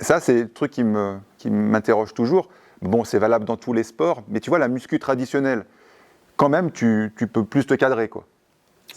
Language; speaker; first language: French; native; French